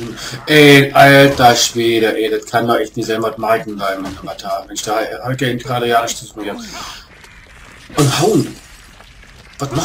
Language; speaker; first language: German; native; German